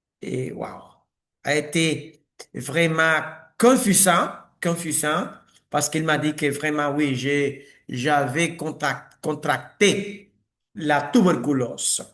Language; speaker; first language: French; non-native, learner; Spanish